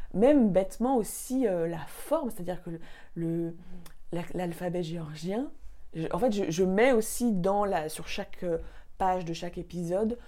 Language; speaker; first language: French; native; French